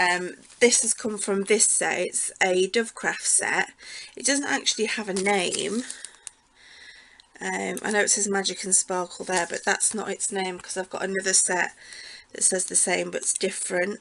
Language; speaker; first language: English; native; English